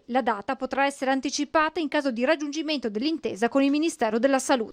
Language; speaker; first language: Italian; native; Italian